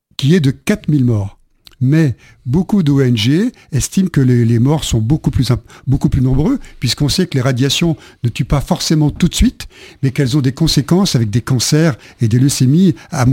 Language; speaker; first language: French; native; French